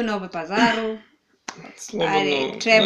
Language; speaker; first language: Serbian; non-native, learner; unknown